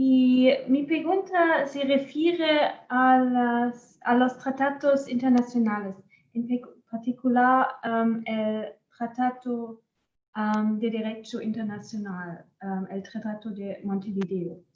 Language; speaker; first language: Spanish; non-native, fluent; German